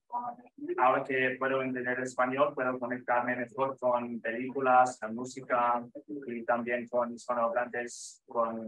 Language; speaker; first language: Spanish; non-native, fluent; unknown